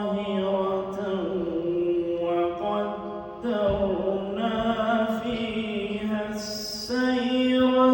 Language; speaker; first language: Arabic; native; Arabic